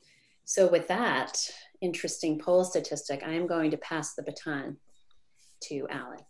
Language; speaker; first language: English; native; English